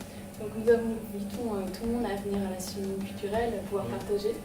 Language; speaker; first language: French; native; French